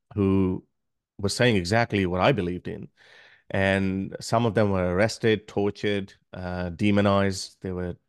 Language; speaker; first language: English; non-native, local second language; Urdu